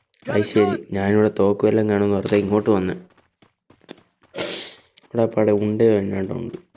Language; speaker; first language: Malayalam; native; Malayalam